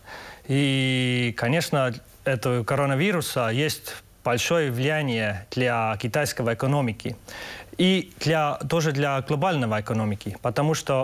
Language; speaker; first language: Russian; non-native, local second language; Estonian